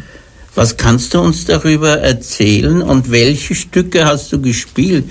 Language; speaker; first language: German; native; German